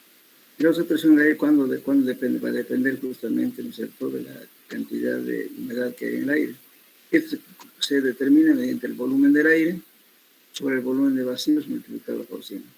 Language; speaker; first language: Spanish; native; Spanish